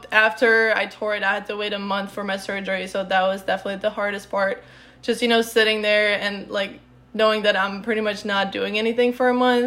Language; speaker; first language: English; non-native, fluent; Czech